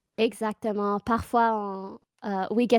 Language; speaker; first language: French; non-native, fluent; English